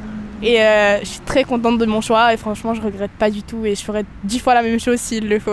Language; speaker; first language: French; native; French